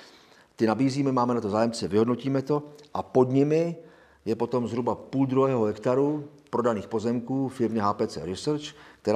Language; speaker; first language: Czech; native; Czech